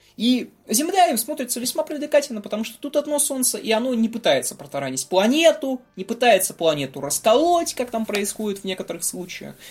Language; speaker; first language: Russian; native; Russian